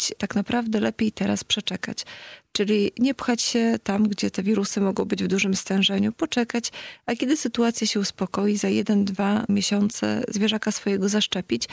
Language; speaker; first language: Polish; native; Polish